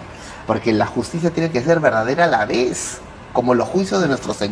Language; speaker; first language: Spanish; native; Spanish